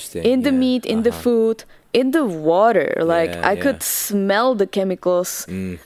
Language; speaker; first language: English; non-native, fluent; Czech